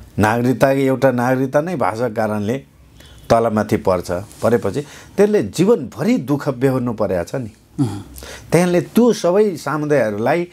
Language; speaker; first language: Nepali; non-native, local second language; Eastern Tamang